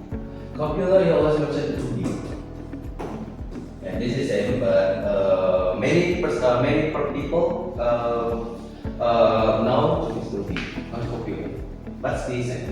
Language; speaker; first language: English; non-native, learner; Indonesian